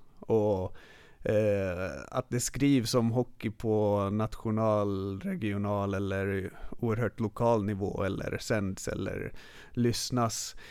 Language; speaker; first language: Swedish; early bilingual, other home language; Finnish